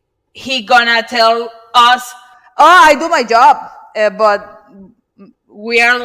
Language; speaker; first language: English; non-native, learner; Spanish